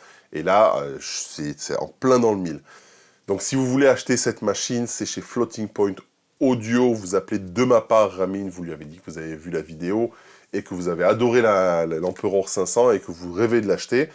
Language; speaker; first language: French; native; French